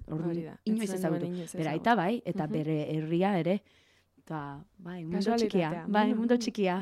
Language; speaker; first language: Basque; non-native, learner; English